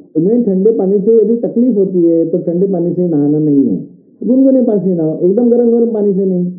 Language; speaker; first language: Hindi; non-native, local second language; Marathi